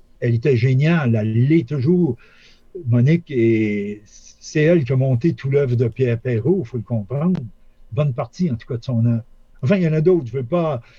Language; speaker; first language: French; native; French